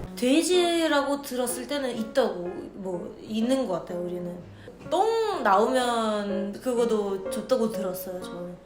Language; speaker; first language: Korean; non-native, fluent; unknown